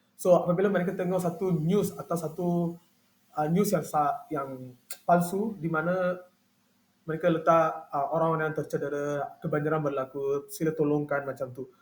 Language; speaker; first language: Malay; non-native, local second language; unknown